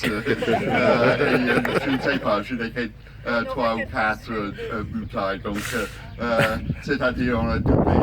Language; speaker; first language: French; non-native, fluent; English